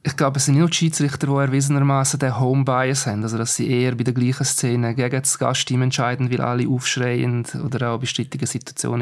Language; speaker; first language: German; native; German